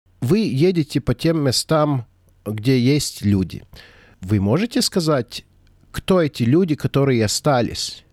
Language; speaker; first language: Russian; non-native, fluent; Latvian